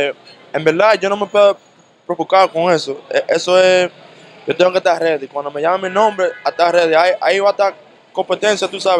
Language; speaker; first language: Spanish; early bilingual, heritage; English